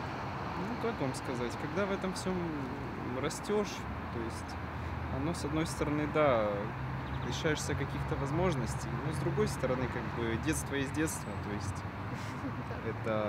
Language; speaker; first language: Russian; native; Russian